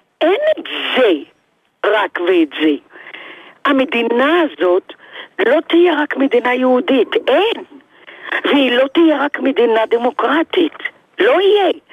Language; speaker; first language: Hebrew; early bilingual, other home language; Arabic